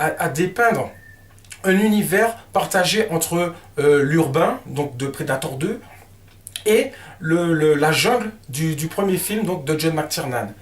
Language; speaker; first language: French; native; French